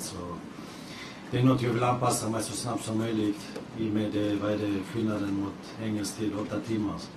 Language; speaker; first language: Swedish; early bilingual, other home language; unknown